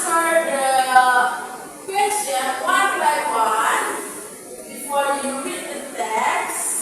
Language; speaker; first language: English; non-native, fluent; Indonesian